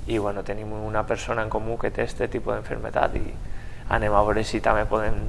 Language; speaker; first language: Spanish; non-native, local second language; Catalan